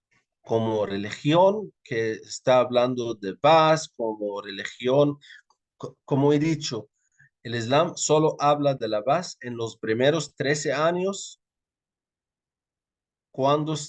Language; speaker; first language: Spanish; non-native, fluent; Arabic